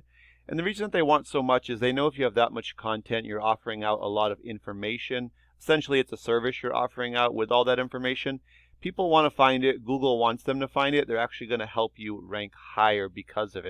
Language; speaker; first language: English; native; English